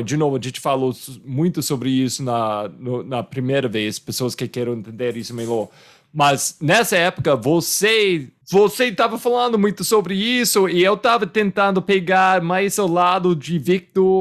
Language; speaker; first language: Portuguese; non-native, fluent; English